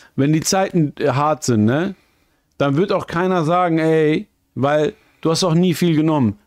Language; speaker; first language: German; native; German